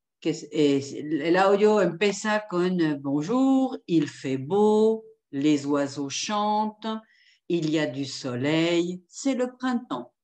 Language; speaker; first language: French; non-native, fluent; Spanish